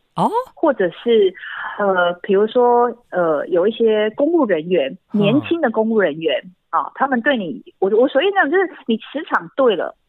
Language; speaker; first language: Chinese; native; Chinese